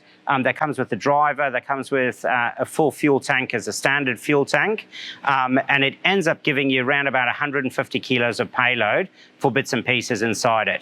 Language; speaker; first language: English; native; English